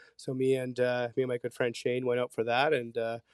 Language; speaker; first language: English; early bilingual, other home language; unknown